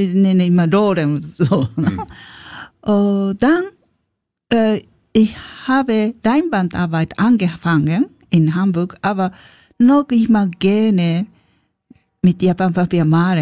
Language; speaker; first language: German; non-native, learner; Japanese